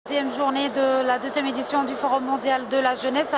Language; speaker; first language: French; non-native, fluent; Arabic